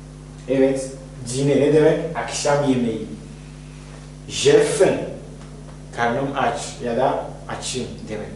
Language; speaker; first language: Turkish; non-native, fluent; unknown